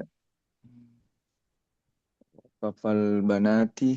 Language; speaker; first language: Arabic; non-native, learner; Indonesian